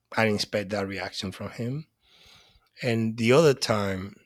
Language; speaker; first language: English; early bilingual, other home language; Spanish